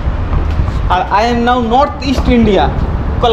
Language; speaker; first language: English; non-native, learner; Bangla